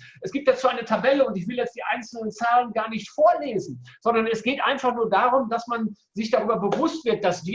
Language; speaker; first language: German; native; German